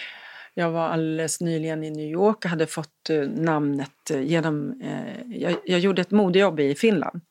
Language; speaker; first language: Swedish; native; Swedish